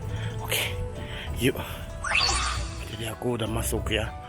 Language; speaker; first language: Indonesian; non-native, fluent; Japanese